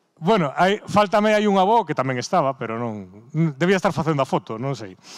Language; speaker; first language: Galician; native; Galician